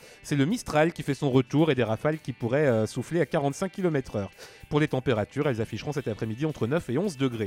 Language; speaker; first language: French; native; French